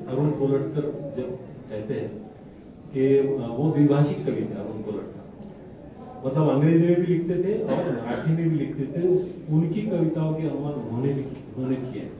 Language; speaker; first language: Hindi; non-native, local second language; Bhojpuri